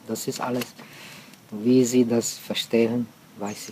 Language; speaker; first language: German; non-native, fluent; Czech